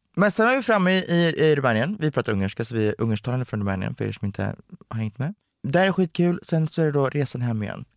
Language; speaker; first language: Swedish; native; Swedish